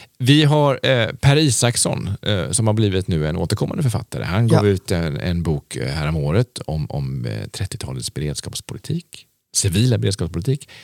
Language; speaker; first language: Swedish; native; Swedish